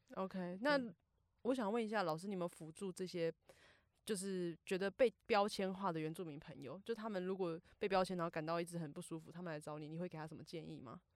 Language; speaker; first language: Chinese; native; Chinese